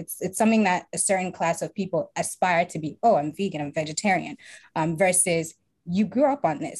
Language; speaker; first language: English; non-native, local second language; Akan